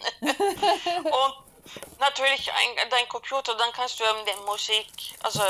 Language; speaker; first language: German; non-native, fluent; Swedish